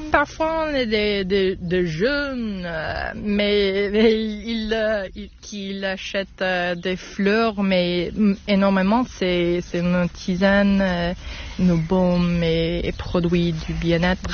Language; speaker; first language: French; non-native, learner; English